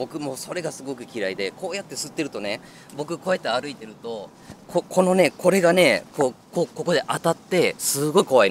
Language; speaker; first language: Japanese; native; Japanese